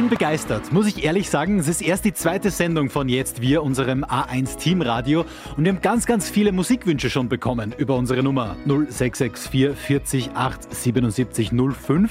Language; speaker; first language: German; native; German